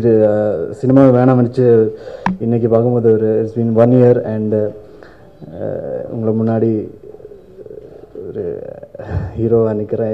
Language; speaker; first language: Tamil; non-native, fluent; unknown